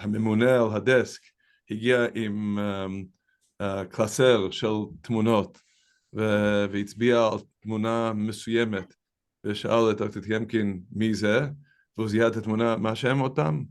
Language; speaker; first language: Hebrew; non-native, fluent; English